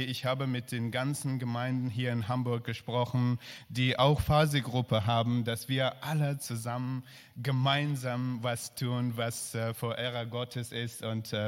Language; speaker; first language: German; non-native, learner; Persian